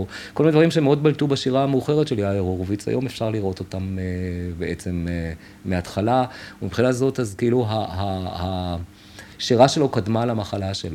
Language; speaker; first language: Hebrew; native; Hebrew